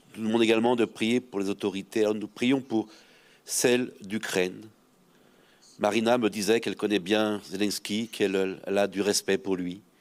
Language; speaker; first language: French; native; French